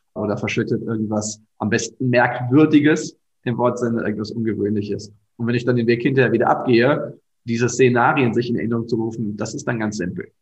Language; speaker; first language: German; native; German